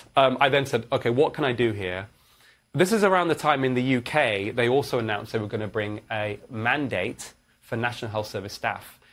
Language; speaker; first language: English; native; English